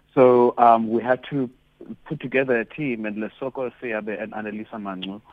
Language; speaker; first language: English; non-native, local second language; Xhosa